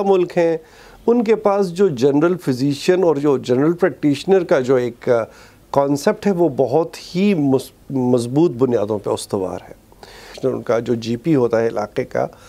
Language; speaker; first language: Urdu; non-native, local second language; Pashto